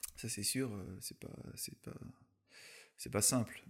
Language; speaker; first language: French; native; French